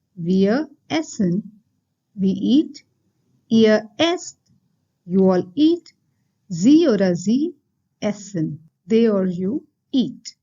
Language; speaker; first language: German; non-native, fluent; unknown